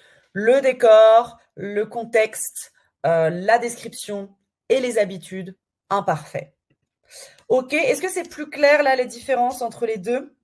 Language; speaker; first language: French; native; French